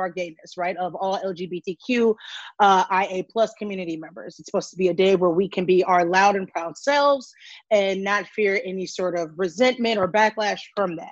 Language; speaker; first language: English; native; English